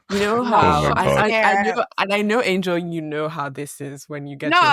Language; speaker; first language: English; native; English